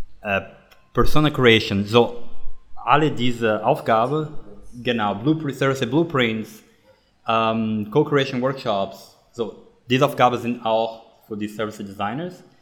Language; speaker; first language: German; non-native, learner; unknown